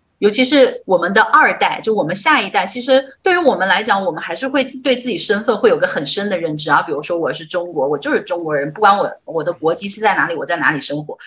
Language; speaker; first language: Chinese; native; Chinese